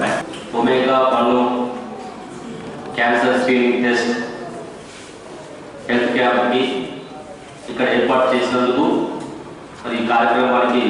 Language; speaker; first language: Telugu; native; Telugu